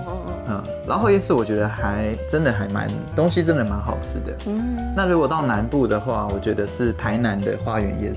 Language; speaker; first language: Chinese; native; Chinese